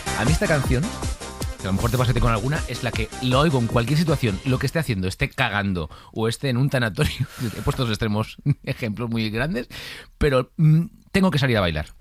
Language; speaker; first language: Spanish; native; Spanish